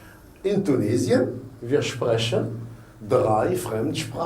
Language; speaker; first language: German; non-native, fluent; Arabic